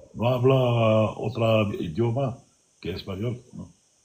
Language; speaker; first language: Spanish; non-native, learner; Arabic